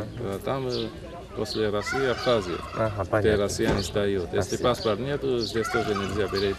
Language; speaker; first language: Russian; non-native, fluent; Korean